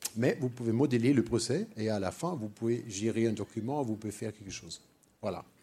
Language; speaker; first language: French; non-native, fluent; German